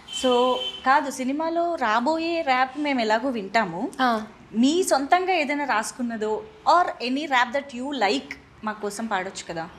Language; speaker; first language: Telugu; native; Telugu